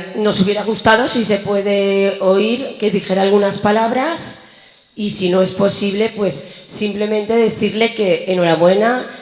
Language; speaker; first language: Spanish; non-native, local second language; Catalan